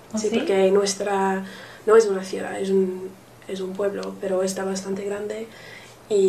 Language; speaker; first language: Spanish; non-native, learner; English